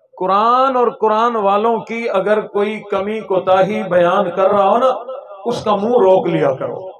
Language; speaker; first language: Urdu; non-native, local second language; Saraiki